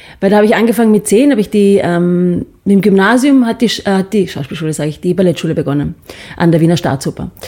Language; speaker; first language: German; early bilingual, other home language; English